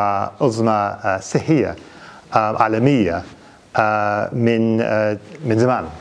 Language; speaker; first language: Arabic; non-native, fluent; English